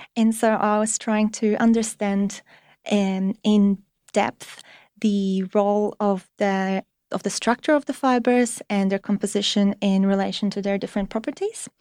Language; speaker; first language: English; non-native, fluent; Polish